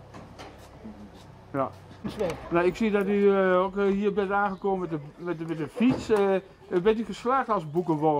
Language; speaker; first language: Dutch; native; Dutch